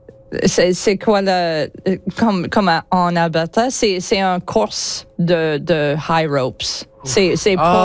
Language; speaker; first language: French; non-native, learner; English